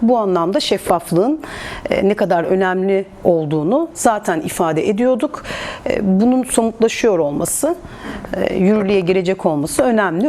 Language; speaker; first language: Turkish; native; Turkish